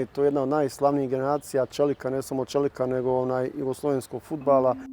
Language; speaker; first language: Bosnian; native; Bosnian